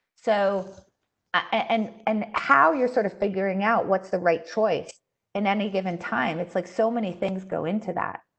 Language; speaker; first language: English; native; English